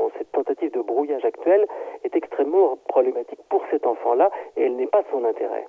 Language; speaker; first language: French; native; French